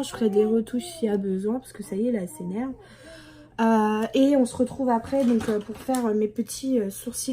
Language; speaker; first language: French; native; French